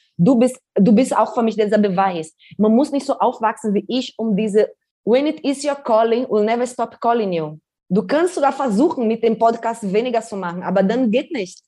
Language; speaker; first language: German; non-native, fluent; Portuguese